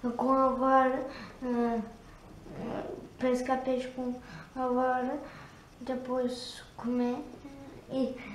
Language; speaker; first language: Portuguese; early bilingual, heritage; Turkish